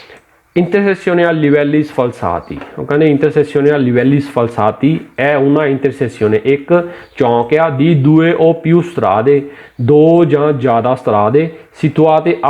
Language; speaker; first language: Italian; non-native, fluent; Punjabi